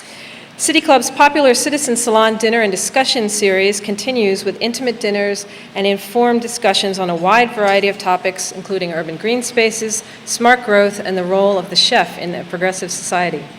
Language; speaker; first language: English; native; English